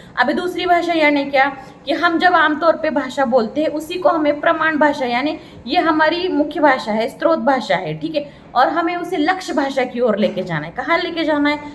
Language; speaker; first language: Hindi; non-native, local second language; Marathi